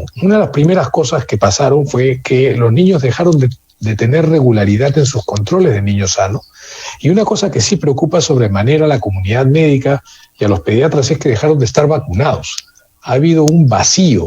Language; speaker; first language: Spanish; native; Spanish